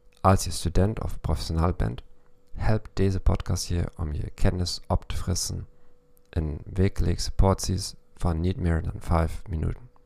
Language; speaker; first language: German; non-native, learner; Dutch